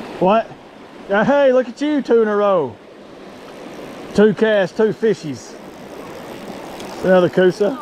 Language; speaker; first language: English; native; English